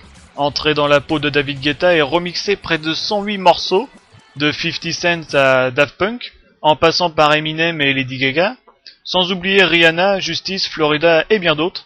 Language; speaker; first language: French; native; French